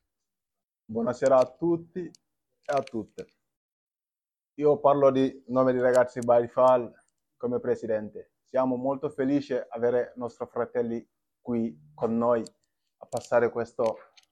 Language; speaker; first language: Italian; non-native, fluent; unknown